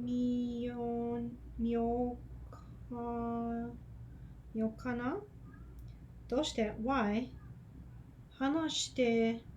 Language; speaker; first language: Japanese; non-native, learner; English